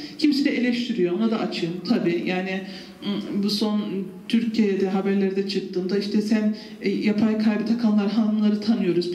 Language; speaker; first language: Turkish; early bilingual, heritage; Turkish